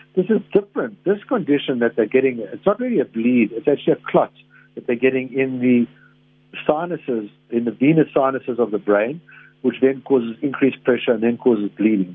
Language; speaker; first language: English; native; English